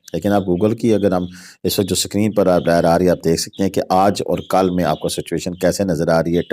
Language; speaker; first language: Urdu; non-native, local second language; Pahari-Potwari